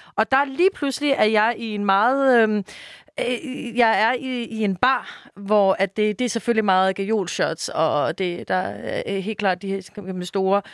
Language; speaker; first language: Danish; non-native, fluent; Spanish